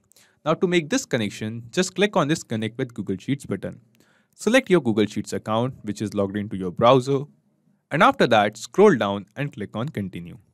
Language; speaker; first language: English; non-native, local second language; Hindi